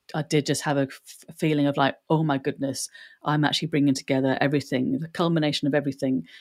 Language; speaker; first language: English; native; English